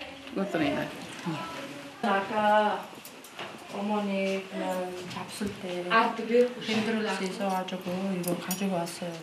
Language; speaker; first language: Korean; non-native, learner; Uzbek